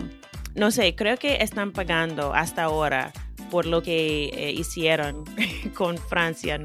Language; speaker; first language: Spanish; non-native, fluent; English